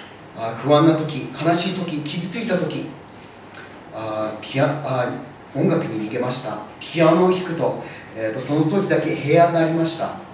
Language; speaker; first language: Japanese; early bilingual, other home language; English